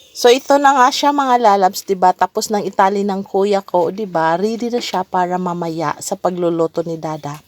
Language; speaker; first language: Filipino; non-native, local second language; Cebuano